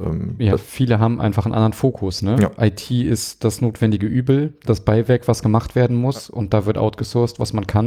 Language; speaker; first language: German; native; German